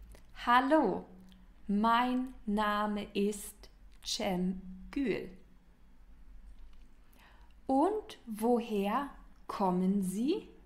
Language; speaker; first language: German; non-native, fluent; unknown